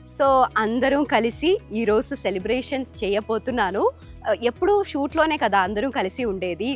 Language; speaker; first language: Telugu; non-native, fluent; Malayalam